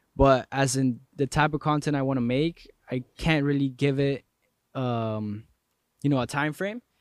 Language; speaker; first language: English; early bilingual, other home language; Spanish